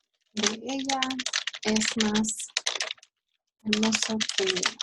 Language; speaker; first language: Spanish; early bilingual, heritage; Spanish